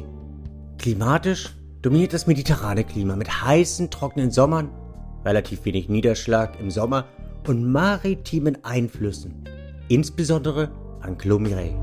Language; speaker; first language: German; native; German